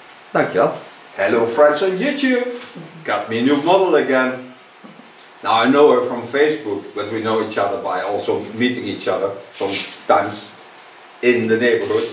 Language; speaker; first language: English; non-native, fluent; Dutch